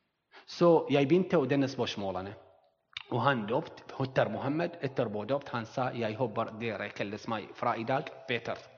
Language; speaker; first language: Norwegian; non-native, learner; Arabic